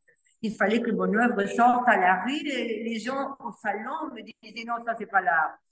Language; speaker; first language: French; non-native, learner; Spanish